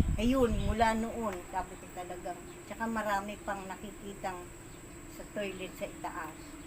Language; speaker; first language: Filipino; native; Filipino